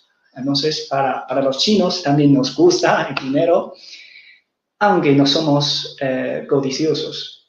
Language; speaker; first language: Spanish; non-native, fluent; Chinese